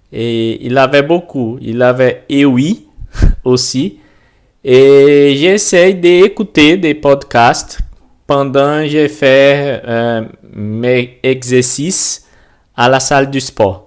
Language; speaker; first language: French; non-native, learner; Portuguese